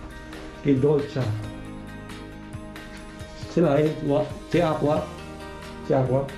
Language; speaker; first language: Italian; non-native, learner; Filipino